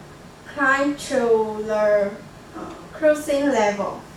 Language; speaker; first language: English; non-native, learner; Chinese